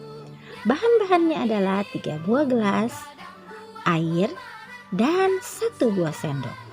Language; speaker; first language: Indonesian; native; Indonesian